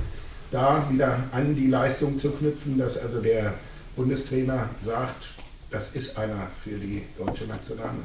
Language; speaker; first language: German; native; German